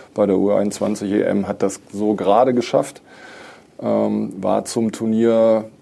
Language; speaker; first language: German; native; German